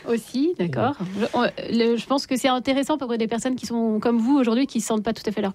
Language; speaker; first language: French; native; French